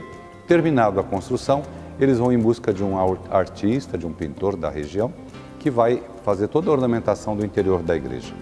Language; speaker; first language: Portuguese; native; Portuguese